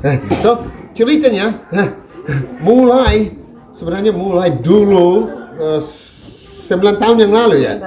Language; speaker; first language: Indonesian; non-native, fluent; English